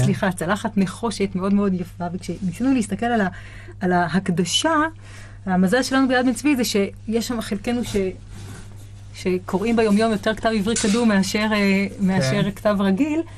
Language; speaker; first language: Hebrew; native; Hebrew